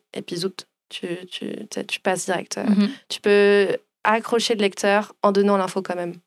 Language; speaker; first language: French; native; French